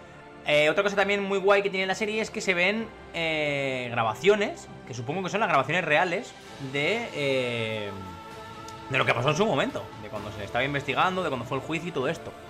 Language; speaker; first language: Spanish; native; Spanish